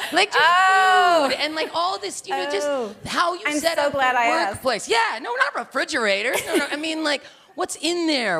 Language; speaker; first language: English; native; English